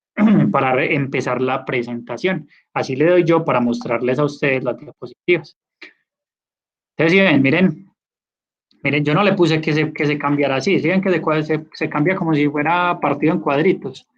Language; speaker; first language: Spanish; native; Spanish